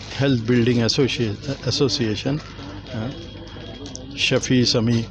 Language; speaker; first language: Telugu; non-native, local second language; Urdu